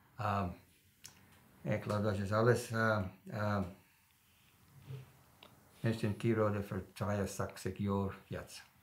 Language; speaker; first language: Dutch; early bilingual, heritage; German